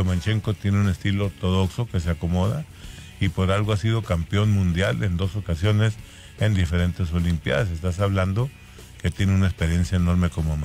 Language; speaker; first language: Spanish; native; Spanish